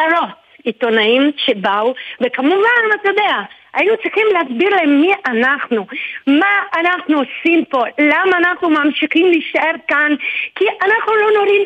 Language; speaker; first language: Hebrew; non-native, fluent; Italian